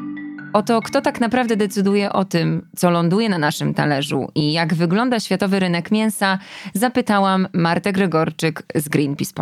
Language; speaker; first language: Polish; native; Polish